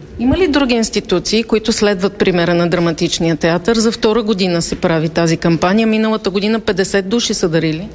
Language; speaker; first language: Bulgarian; native; Bulgarian